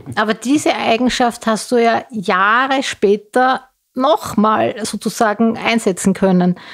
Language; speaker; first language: German; native; German